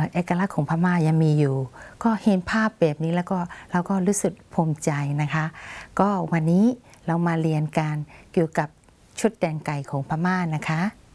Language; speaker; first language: Thai; non-native, fluent; Burmese